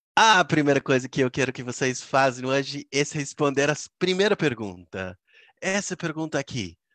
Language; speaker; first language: Portuguese; non-native, fluent; English